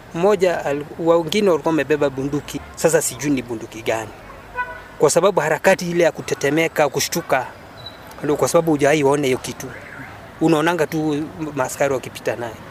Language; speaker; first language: Swahili; non-native, local second language; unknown